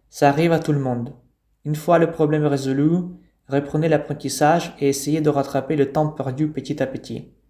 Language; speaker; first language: French; non-native, fluent; Russian